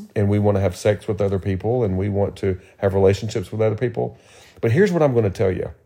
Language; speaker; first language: English; native; English